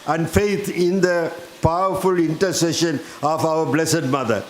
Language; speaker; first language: English; non-native, local second language; Tamil